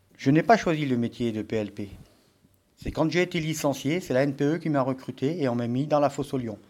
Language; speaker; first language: French; native; French